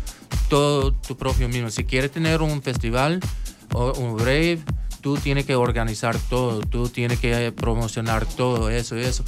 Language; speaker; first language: Spanish; early bilingual, heritage; English